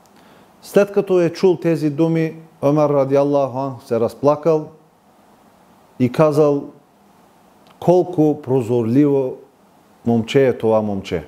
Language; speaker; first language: Bulgarian; non-native, local second language; Turkish